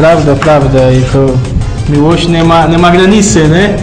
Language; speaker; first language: Polish; non-native, learner; Portuguese